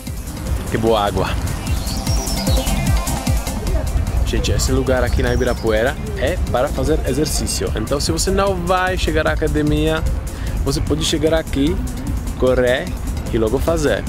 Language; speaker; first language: Portuguese; non-native, fluent; Czech